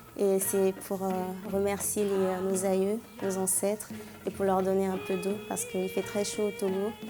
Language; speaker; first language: French; non-native, local second language; Ewe